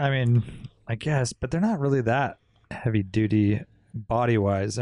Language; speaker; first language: English; native; English